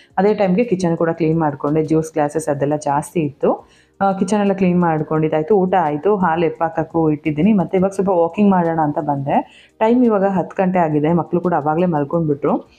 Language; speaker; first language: Kannada; native; Kannada